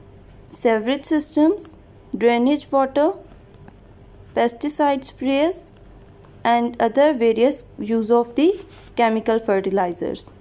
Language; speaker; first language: English; non-native, local second language; Urdu